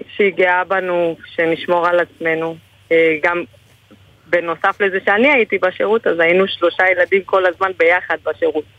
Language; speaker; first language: Hebrew; early bilingual, other home language; Spanish